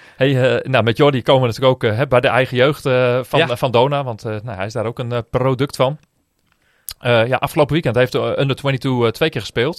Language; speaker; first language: Dutch; native; Dutch